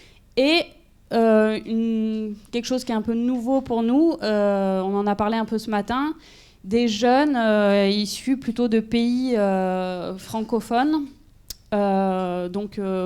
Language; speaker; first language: French; native; French